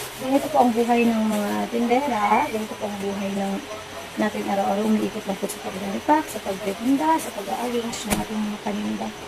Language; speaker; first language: Filipino; non-native, local second language; Cebuano